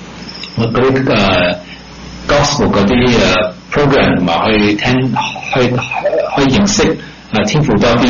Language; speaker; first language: Chinese; early bilingual, heritage; Cantonese